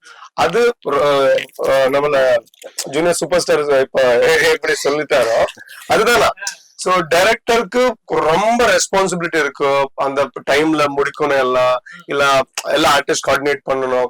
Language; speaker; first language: Tamil; non-native, learner; Tulu